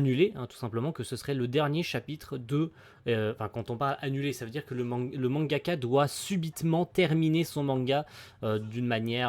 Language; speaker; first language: French; native; French